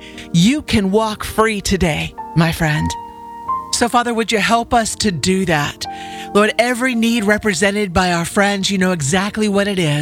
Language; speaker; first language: English; native; English